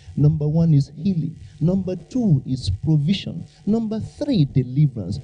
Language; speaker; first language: English; non-native, local second language; Yoruba